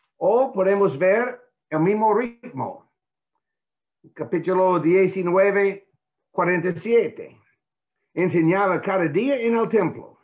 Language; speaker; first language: Spanish; non-native, fluent; English